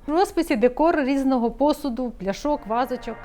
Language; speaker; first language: Ukrainian; native; Ukrainian